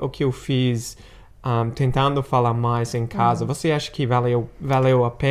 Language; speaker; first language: Portuguese; non-native, fluent; English